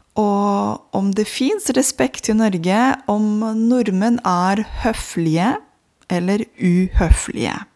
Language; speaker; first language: Norwegian; non-native, fluent; Romanian